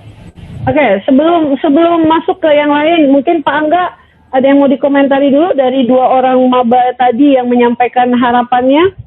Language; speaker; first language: Indonesian; native; Indonesian